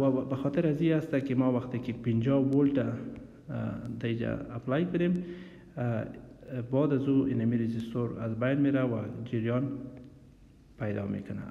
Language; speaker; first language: Persian; native; Persian